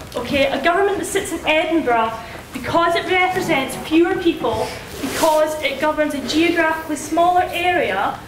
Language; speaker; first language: English; native; English